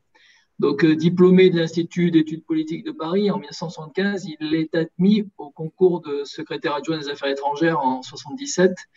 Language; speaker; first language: French; native; French